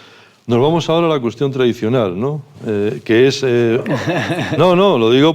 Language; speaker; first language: Spanish; native; Spanish